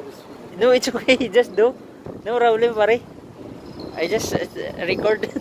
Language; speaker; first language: English; non-native, learner; Filipino